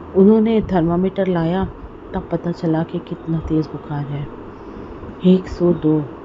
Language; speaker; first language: Hindi; non-native, local second language; Punjabi